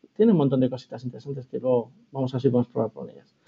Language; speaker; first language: Spanish; native; Spanish